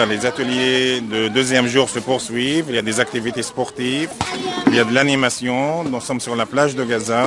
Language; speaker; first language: French; non-native, fluent; Arabic